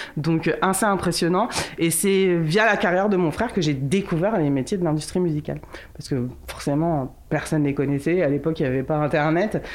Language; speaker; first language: French; early bilingual, other home language; Kabuverdianu